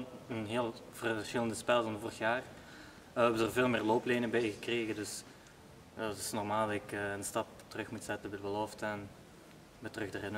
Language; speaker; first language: Dutch; native; Dutch